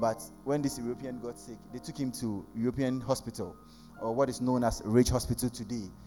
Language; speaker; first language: English; non-native, local second language; Akan